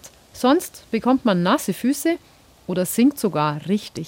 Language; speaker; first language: German; native; German